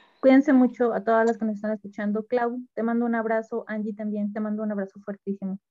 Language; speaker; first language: Spanish; native; Spanish